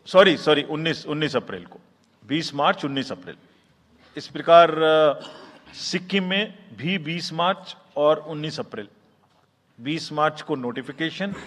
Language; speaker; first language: Hindi; native; Hindi